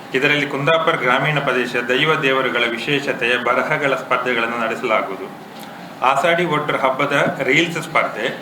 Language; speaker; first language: Kannada; native; Kannada